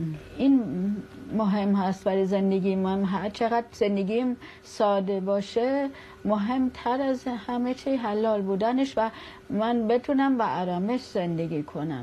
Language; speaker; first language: Persian; non-native, fluent; German